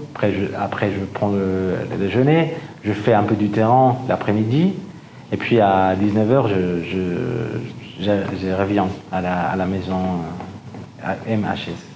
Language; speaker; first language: French; non-native, fluent; Spanish